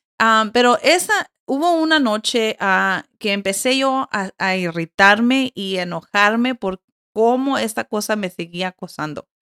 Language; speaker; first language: Spanish; early bilingual, heritage; Spanish